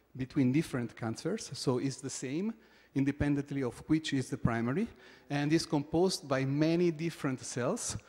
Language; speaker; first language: English; non-native, fluent; Italian